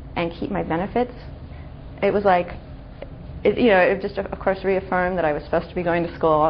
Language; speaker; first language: English; native; English